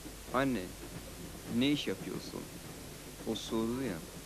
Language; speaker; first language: Turkish; early bilingual, other home language; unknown